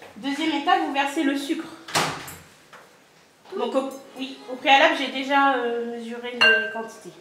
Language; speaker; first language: French; native; French